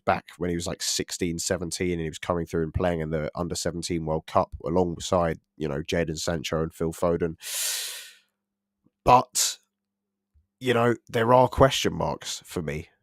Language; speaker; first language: English; native; English